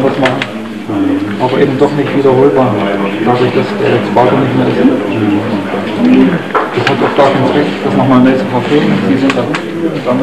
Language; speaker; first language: German; native; German